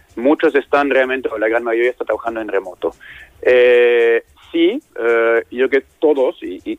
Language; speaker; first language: Spanish; non-native, fluent; German